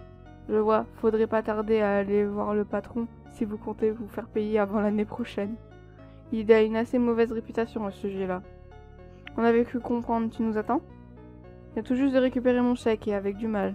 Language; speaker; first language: French; native; French